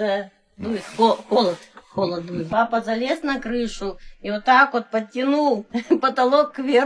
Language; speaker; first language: Russian; native; Russian